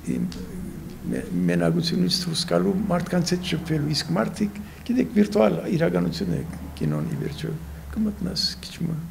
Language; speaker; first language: Armenian; native; Armenian